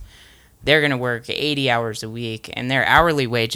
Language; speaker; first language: English; native; English